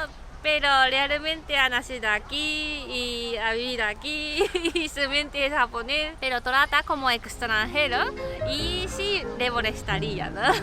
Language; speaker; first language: Spanish; non-native, fluent; Japanese